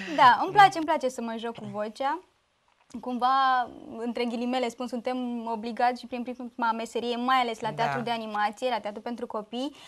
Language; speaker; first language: Romanian; native; Romanian